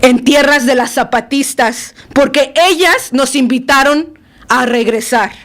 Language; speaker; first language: Spanish; early bilingual, other home language; English